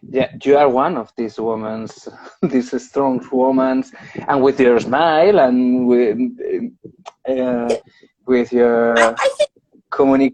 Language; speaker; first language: English; non-native, learner; Spanish